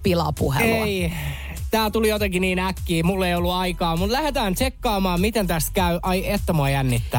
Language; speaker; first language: Finnish; native; Finnish